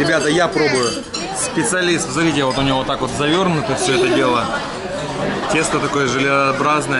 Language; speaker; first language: Russian; native; Russian